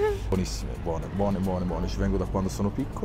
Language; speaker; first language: Italian; native; Italian